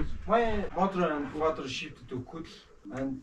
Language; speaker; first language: English; non-native, learner; Mongolian